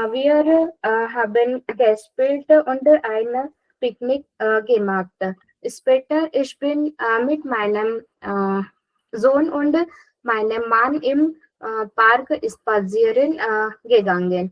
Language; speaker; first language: German; non-native, learner; Marathi